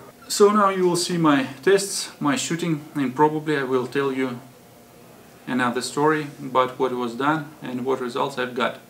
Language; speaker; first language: English; non-native, fluent; Russian